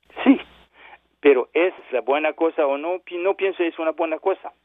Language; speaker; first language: Spanish; non-native, learner; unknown